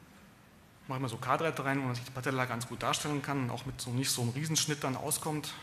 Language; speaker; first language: German; native; German